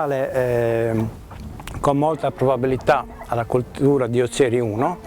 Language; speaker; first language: Italian; native; Italian